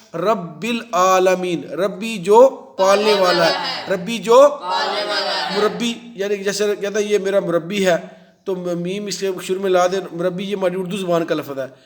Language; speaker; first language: Urdu; non-native, local second language; Punjabi